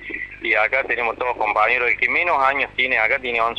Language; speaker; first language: Spanish; native; Spanish